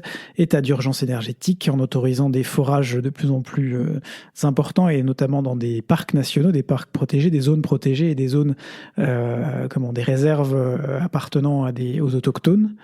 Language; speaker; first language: French; native; French